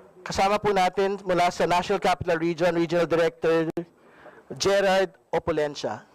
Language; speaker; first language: Filipino; native; Filipino